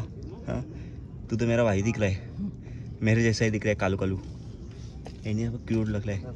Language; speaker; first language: Hindi; non-native, local second language; Marathi